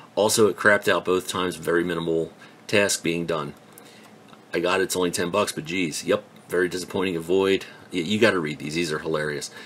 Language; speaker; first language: English; native; English